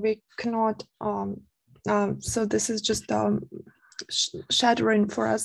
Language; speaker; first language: English; non-native, fluent; Russian